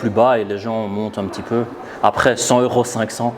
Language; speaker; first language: French; native; French